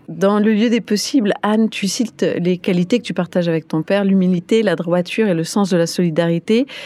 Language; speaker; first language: French; native; French